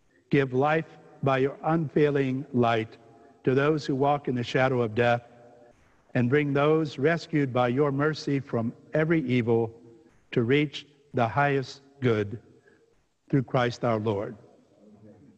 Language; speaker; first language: English; native; English